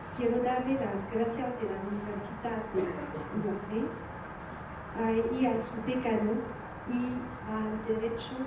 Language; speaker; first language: Spanish; non-native, learner; French